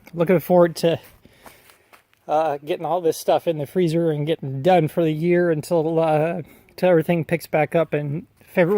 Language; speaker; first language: English; native; English